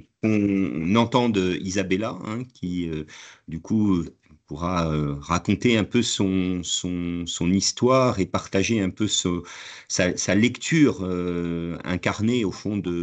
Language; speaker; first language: French; native; French